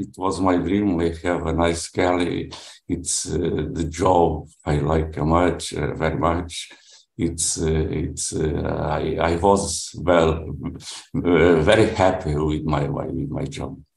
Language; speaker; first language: English; non-native, learner; Portuguese